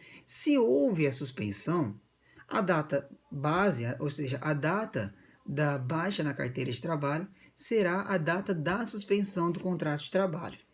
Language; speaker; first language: Portuguese; native; Portuguese